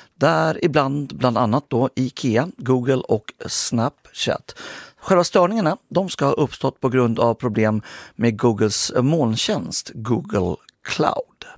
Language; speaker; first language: Swedish; native; Swedish